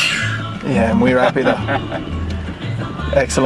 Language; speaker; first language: Spanish; non-native, learner; English